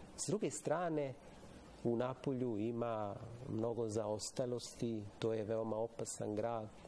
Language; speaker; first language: Serbian; non-native, fluent; Italian